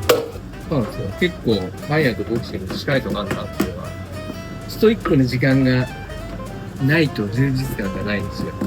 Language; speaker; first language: Japanese; native; Japanese